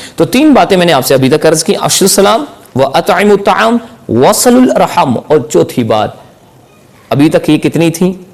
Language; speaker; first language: Urdu; non-native, local second language; Punjabi